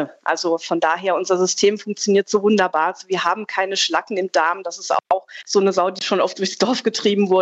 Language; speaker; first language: German; native; German